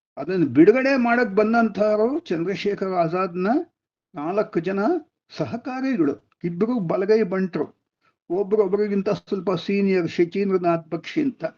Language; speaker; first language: Kannada; non-native, local second language; Telugu